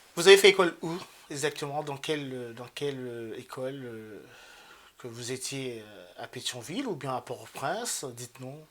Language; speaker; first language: French; non-native, local second language; Haitian Creole